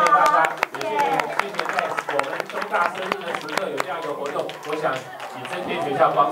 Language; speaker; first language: Chinese; native; Chinese